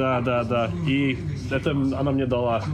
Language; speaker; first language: Russian; early bilingual, heritage; English